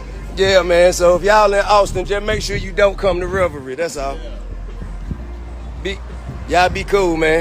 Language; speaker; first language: English; native; English